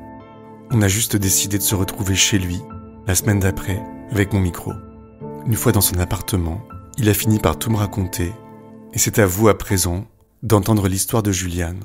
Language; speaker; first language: French; native; French